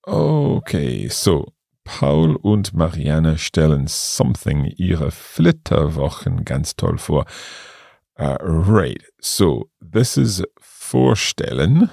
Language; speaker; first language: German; non-native, learner; English